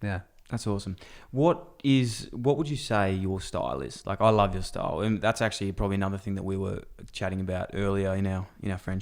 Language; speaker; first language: English; native; English